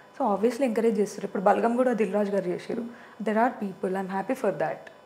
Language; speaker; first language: Telugu; native; Telugu